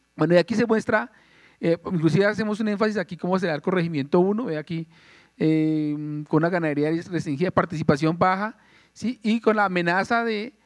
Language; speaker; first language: Spanish; native; Spanish